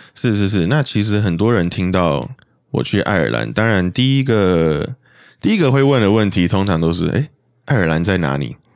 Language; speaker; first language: Chinese; native; Chinese